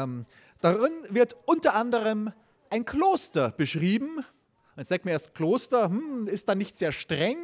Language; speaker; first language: German; native; German